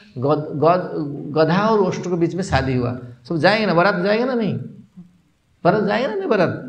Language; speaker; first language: Hindi; non-native, local second language; Odia